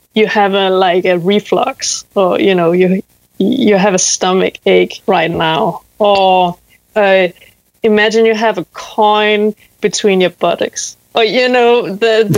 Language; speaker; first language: English; non-native, fluent; Danish